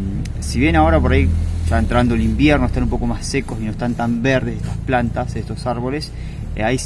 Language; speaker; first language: Spanish; native; Spanish